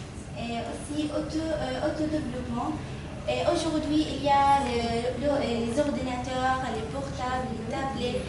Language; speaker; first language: French; non-native, fluent; Arabic